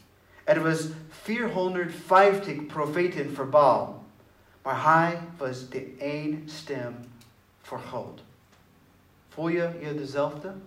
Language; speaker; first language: Dutch; non-native, learner; English